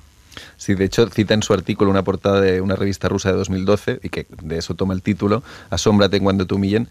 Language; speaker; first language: Spanish; native; Spanish